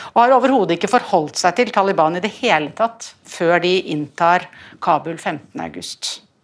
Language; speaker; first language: Norwegian; native; Norwegian